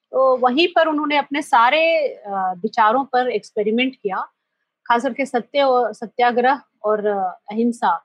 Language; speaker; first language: Hindi; native; Hindi